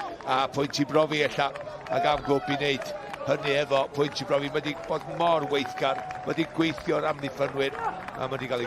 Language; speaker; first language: Welsh; native; Welsh